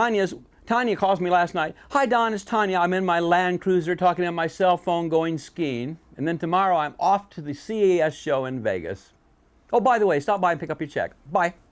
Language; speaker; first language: English; native; English